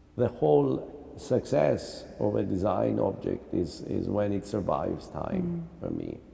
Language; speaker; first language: English; non-native, fluent; Greek